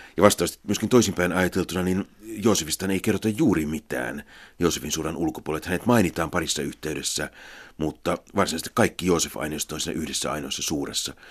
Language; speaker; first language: Finnish; native; Finnish